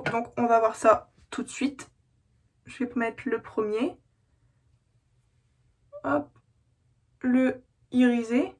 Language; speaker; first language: French; native; French